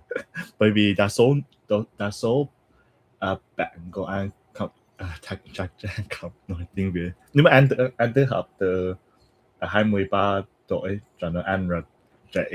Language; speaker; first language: Vietnamese; non-native, learner; English